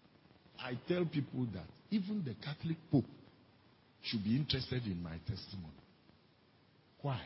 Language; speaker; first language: English; non-native, local second language; Ewe